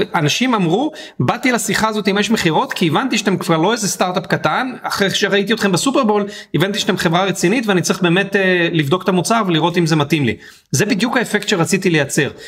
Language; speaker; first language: Hebrew; native; Hebrew